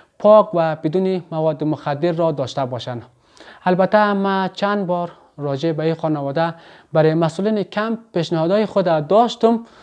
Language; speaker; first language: Persian; native; Persian